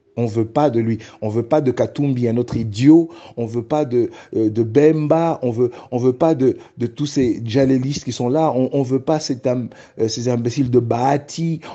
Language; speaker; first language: French; non-native, local second language; Luba-Lulua